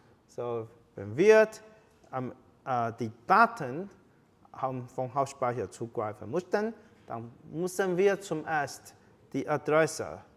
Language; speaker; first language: German; non-native, fluent; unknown